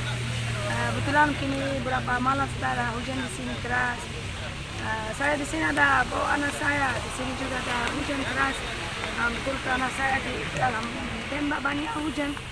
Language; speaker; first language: Indonesian; non-native, learner; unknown